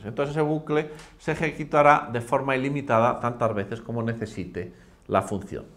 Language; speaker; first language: Spanish; native; Spanish